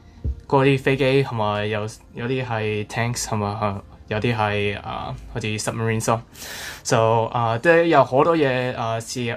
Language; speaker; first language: Cantonese; non-native, learner; English